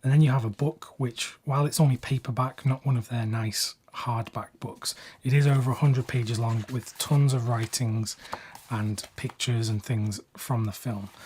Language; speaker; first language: English; native; English